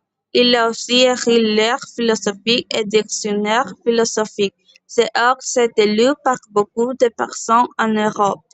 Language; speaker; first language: French; non-native, learner; Spanish